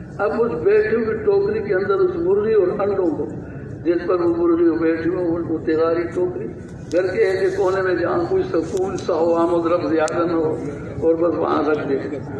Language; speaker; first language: Urdu; non-native, local second language; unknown